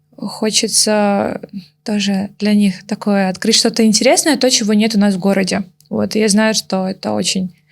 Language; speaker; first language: Russian; native; Russian